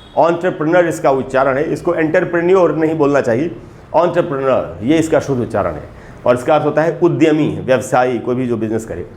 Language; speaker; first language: Hindi; native; Hindi